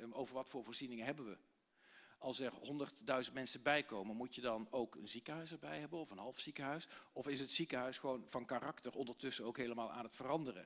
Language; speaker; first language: Dutch; native; Dutch